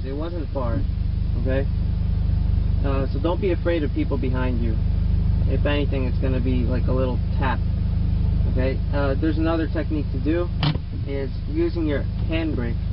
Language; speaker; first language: English; native; English